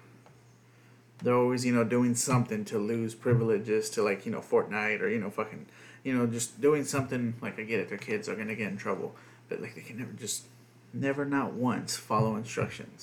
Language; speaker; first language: English; early bilingual, other home language; Spanish